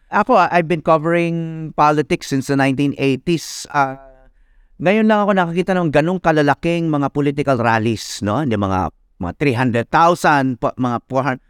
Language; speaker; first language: Filipino; native; Filipino